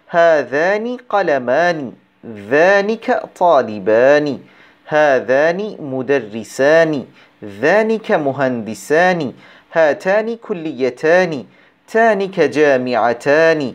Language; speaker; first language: Arabic; non-native, fluent; Bangla